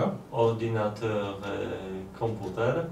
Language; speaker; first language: French; non-native, learner; Polish